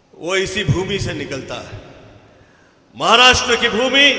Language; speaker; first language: Hindi; non-native, local second language; Marathi